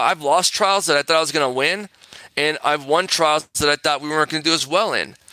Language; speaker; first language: English; native; English